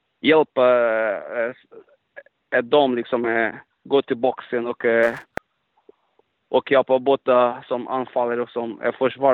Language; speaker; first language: Swedish; non-native, fluent; Portuguese